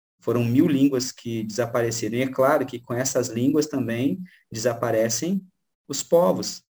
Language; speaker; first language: Portuguese; native; Portuguese